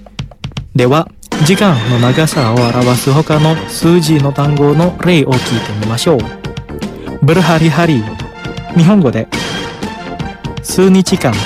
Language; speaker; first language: Japanese; non-native, fluent; Indonesian